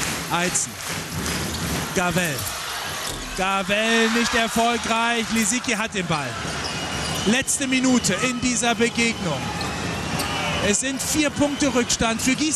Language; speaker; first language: German; native; German